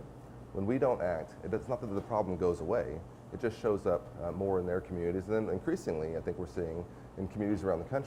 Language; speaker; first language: English; native; English